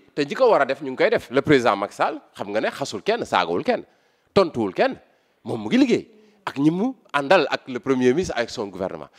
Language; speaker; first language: Wolof; native; Wolof